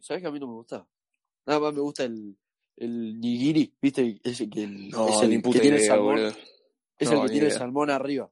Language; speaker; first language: Spanish; native; Spanish